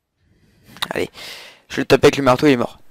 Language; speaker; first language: French; native; French